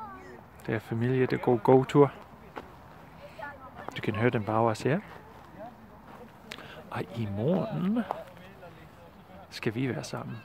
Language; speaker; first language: Danish; non-native, learner; English